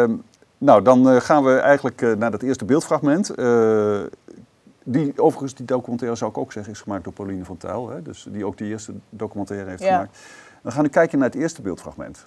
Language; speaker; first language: Dutch; native; Dutch